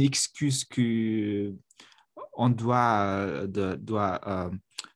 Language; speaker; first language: French; non-native, fluent; Mongolian